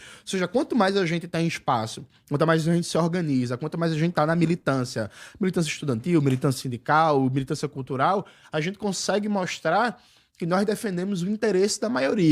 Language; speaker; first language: Portuguese; native; Portuguese